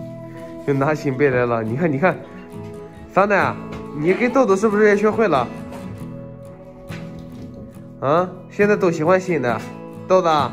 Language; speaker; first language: Chinese; native; Chinese